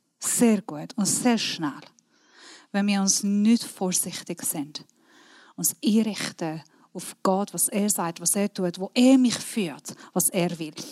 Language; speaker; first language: German; non-native, fluent; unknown